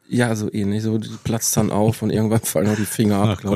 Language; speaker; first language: German; native; German